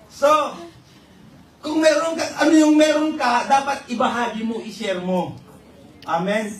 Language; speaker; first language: Filipino; non-native, local second language; Iloko